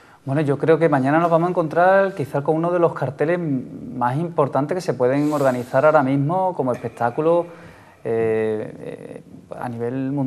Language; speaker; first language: Spanish; native; Spanish